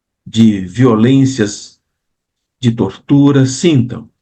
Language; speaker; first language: Portuguese; native; Portuguese